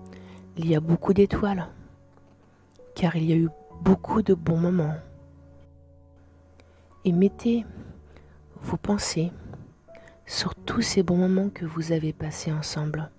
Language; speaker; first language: French; native; French